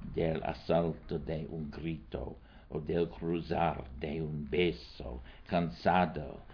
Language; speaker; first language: Spanish; non-native, fluent; English